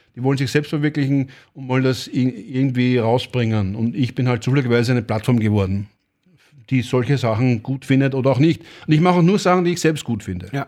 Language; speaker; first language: German; native; German